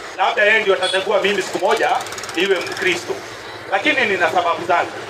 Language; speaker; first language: Swahili; non-native, local second language; Kikuyu